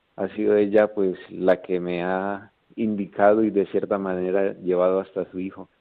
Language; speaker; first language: Spanish; native; Spanish